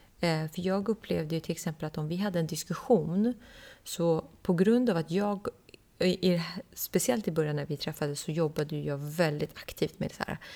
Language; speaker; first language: Swedish; early bilingual, other home language; Persian